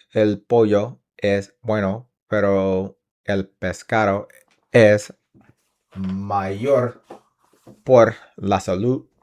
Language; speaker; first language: Spanish; non-native, learner; English